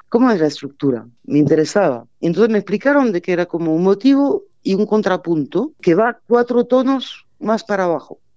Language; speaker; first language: Spanish; non-native, fluent; French